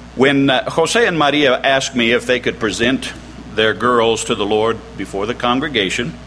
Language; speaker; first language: English; native; English